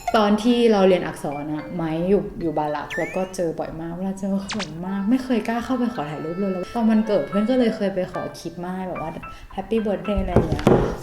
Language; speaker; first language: Thai; native; Thai